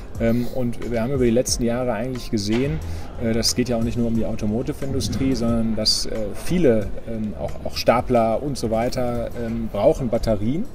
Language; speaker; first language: German; native; German